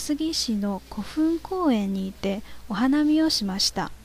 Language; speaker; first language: Japanese; non-native, fluent; Chinese